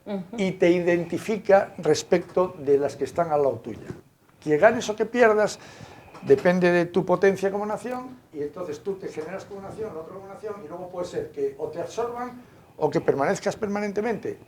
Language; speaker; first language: Spanish; native; Spanish